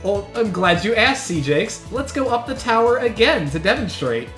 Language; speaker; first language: English; native; English